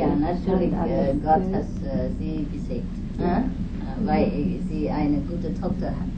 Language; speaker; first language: German; non-native, learner; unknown